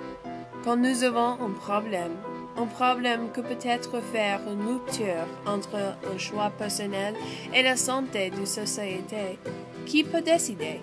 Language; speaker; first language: French; non-native, learner; English